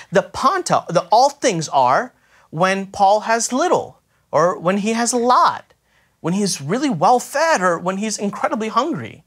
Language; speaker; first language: English; native; English